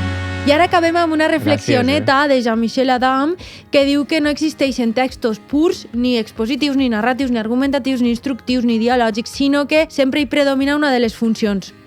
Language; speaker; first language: Catalan; native; Catalan